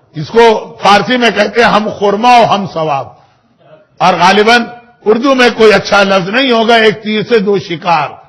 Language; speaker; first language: Urdu; native; Urdu